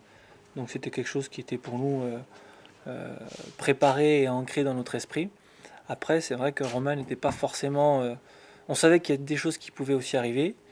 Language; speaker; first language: French; native; French